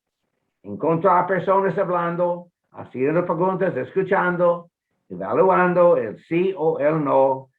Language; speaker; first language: Spanish; non-native, fluent; English